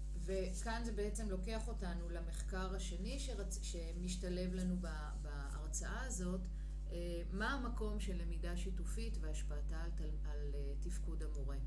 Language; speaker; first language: Hebrew; native; Hebrew